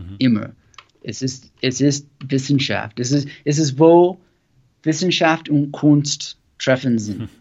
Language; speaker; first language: German; non-native, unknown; English